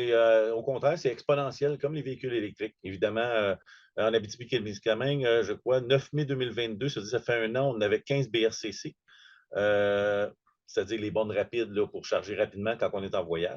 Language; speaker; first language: French; native; French